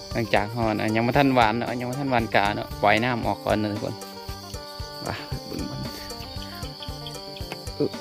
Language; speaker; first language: Thai; non-native, local second language; Northeastern Thai